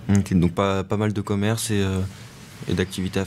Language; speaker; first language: French; native; French